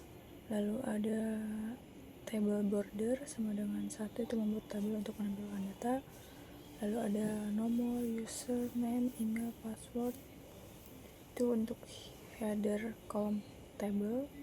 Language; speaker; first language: Indonesian; native; Indonesian